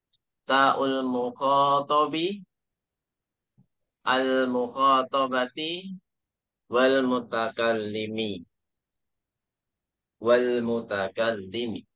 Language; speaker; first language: Arabic; non-native, fluent; Indonesian